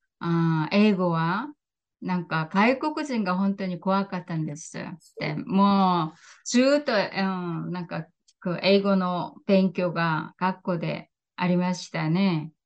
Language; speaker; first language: Japanese; non-native, fluent; Korean